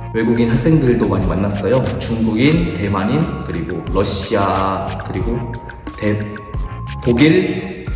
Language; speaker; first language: Korean; native; Korean